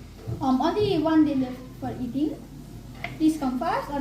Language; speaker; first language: English; non-native, fluent; Nepali